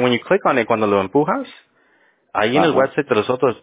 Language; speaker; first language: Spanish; early bilingual, heritage; Spanish